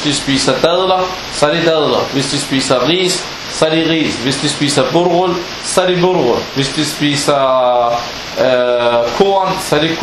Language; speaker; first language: Danish; non-native, fluent; Arabic